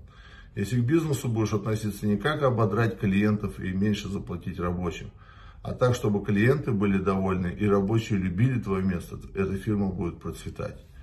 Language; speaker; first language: Russian; native; Russian